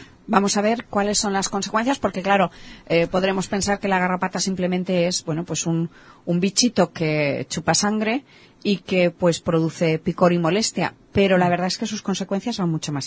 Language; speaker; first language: Spanish; native; Spanish